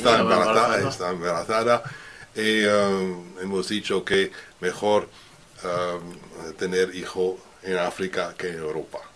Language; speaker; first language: Spanish; non-native, learner; French